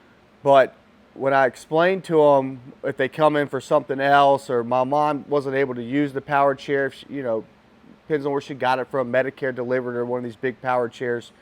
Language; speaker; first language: English; native; English